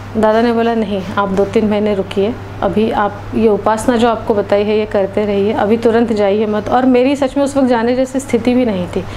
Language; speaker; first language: Hindi; non-native, local second language; Marathi